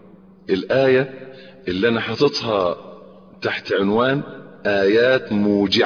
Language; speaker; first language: Arabic; native; Arabic